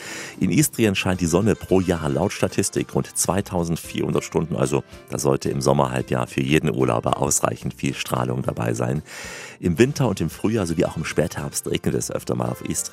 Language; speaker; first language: German; native; German